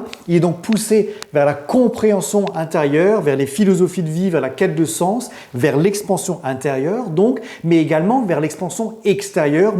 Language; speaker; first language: French; native; French